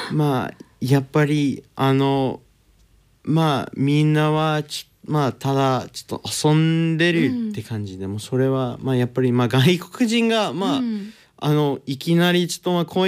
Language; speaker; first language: Japanese; non-native, learner; English